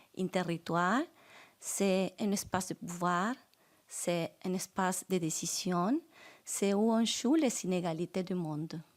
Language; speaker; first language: French; non-native, fluent; Spanish